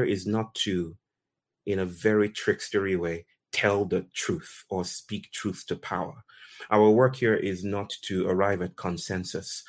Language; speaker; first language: English; non-native, local second language; Yoruba